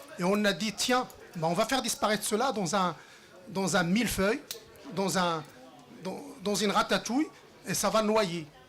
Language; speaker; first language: French; early bilingual, other home language; Riffian